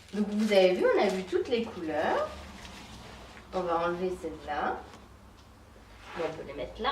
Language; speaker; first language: French; native; French